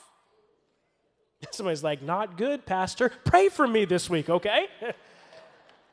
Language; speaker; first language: English; native; English